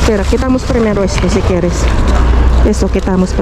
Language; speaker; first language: Spanish; non-native, fluent; Filipino